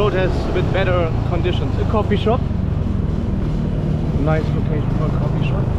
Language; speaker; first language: English; non-native, fluent; German